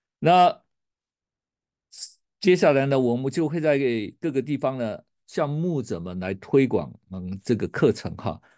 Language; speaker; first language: Chinese; native; Chinese